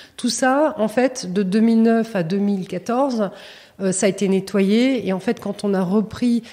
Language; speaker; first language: French; native; French